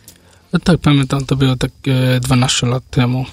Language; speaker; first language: Polish; non-native, learner; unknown